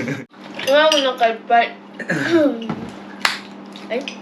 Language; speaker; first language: Japanese; early bilingual, other home language; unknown